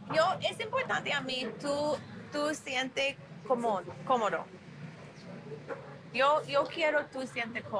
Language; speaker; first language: Spanish; non-native, learner; English